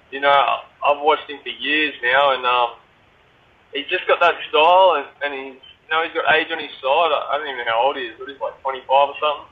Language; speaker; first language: English; native; English